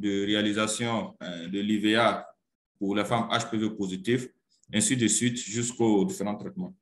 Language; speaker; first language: French; non-native, local second language; Mossi